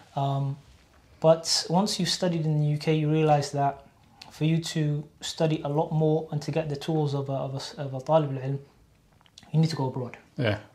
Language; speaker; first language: English; native; English